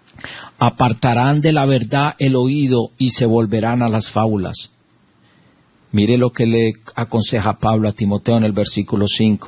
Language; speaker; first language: Spanish; native; Spanish